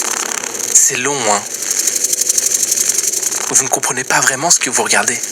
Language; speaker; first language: French; native; French